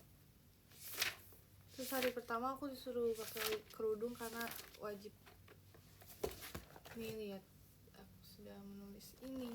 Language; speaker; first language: Indonesian; native; Indonesian